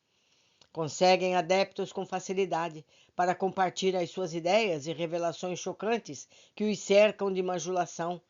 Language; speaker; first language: Portuguese; native; Portuguese